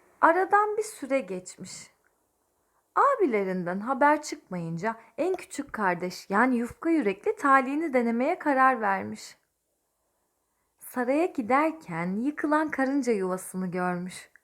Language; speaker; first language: Turkish; native; Turkish